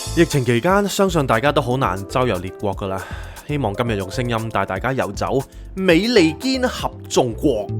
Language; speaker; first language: Cantonese; native; Cantonese